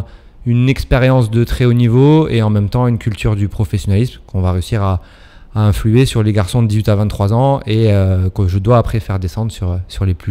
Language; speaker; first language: French; native; French